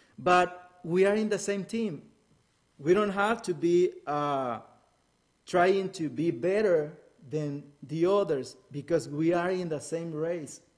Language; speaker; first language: English; non-native, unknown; Spanish